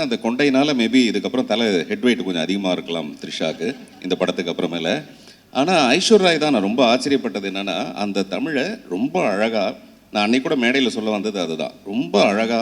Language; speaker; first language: Tamil; native; Tamil